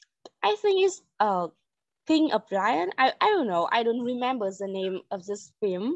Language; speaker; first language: English; non-native, learner; Vietnamese